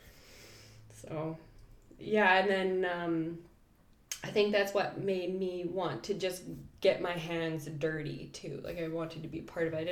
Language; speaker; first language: English; native; English